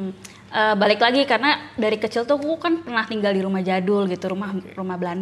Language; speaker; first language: Indonesian; native; Indonesian